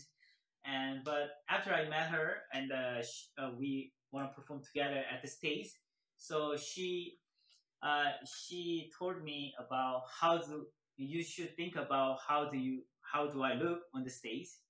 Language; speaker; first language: English; non-native, learner; Korean